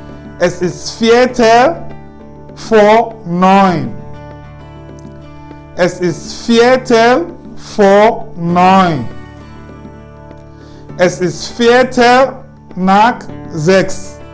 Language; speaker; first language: German; non-native, fluent; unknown